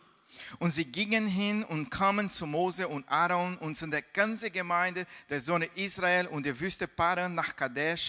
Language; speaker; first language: German; non-native, fluent; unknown